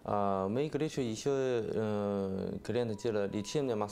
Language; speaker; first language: Russian; non-native, learner; Chinese